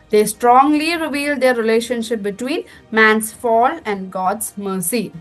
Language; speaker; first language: English; non-native, local second language; Malayalam